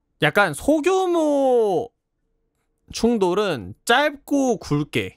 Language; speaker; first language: Korean; native; Korean